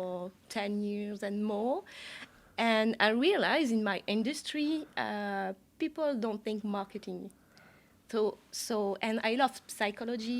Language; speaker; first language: English; non-native, learner; French